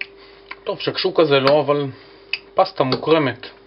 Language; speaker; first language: Hebrew; native; Hebrew